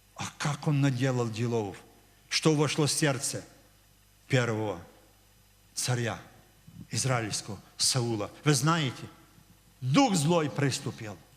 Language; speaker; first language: Russian; non-native, local second language; Ukrainian